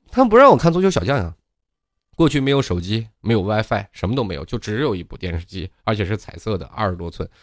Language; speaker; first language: Chinese; native; Chinese